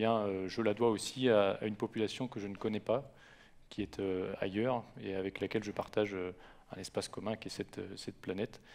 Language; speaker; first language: French; native; French